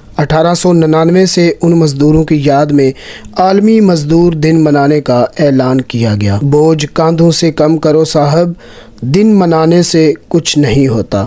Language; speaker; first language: Urdu; non-native, local second language; Punjabi